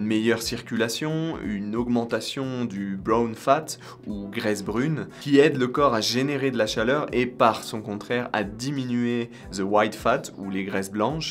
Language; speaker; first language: French; native; French